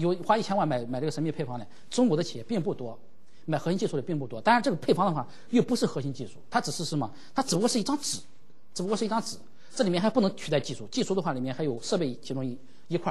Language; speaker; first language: Chinese; native; Chinese